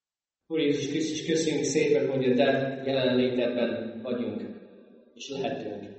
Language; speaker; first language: Hungarian; non-native, fluent; English